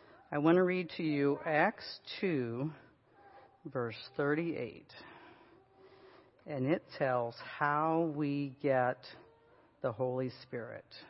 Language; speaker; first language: English; native; English